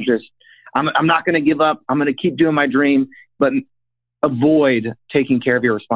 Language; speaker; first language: English; native; English